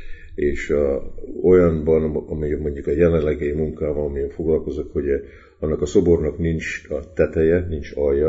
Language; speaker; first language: Hungarian; early bilingual, heritage; Hungarian